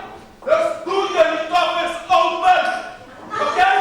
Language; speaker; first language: Dutch; non-native, local second language; Papiamento